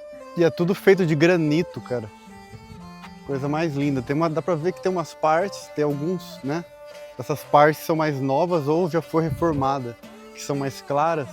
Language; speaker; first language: Portuguese; native; Portuguese